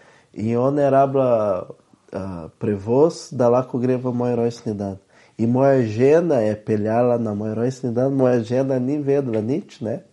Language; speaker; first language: Slovenian; non-native, fluent; Portuguese